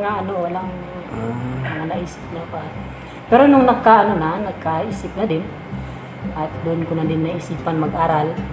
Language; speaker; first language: Filipino; non-native, local second language; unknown